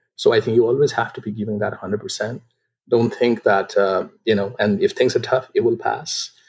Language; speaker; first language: English; non-native, local second language; Nepali